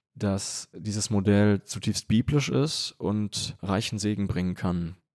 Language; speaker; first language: German; native; German